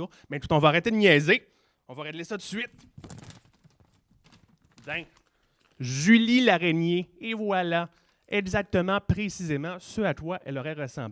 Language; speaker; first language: French; native; French